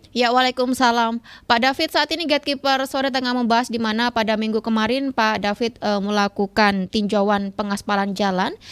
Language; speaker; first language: Indonesian; native; Indonesian